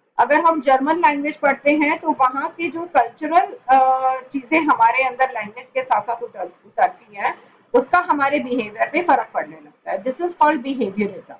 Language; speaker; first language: Hindi; native; Hindi